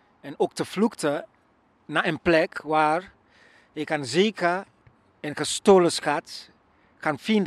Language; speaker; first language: Dutch; non-native, learner; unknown